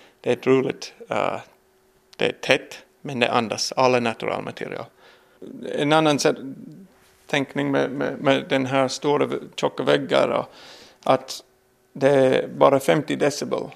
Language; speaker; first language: Swedish; non-native, learner; English